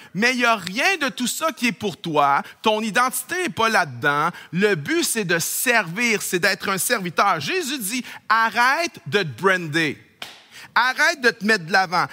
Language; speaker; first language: French; native; French